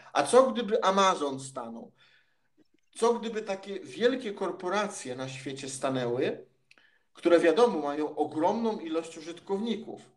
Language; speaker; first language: Polish; native; Polish